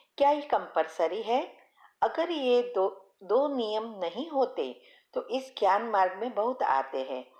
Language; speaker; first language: Hindi; native; Hindi